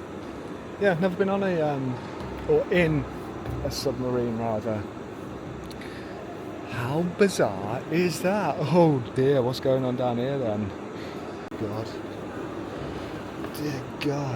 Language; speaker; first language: English; native; English